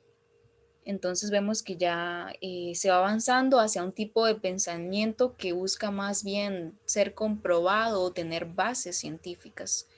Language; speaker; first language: Spanish; native; Spanish